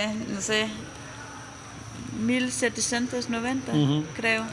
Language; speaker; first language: Spanish; non-native, fluent; Danish